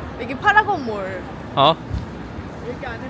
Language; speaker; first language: Korean; non-native, fluent; Turkish